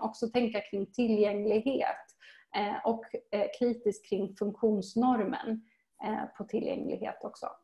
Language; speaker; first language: Swedish; native; Swedish